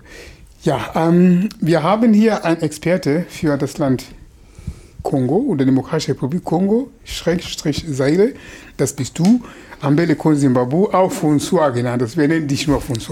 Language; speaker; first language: German; non-native, fluent; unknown